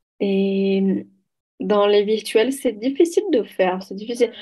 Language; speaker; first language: French; non-native, learner; Portuguese